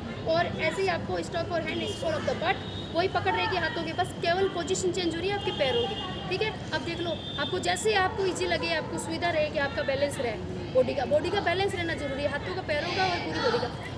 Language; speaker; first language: Hindi; native; Hindi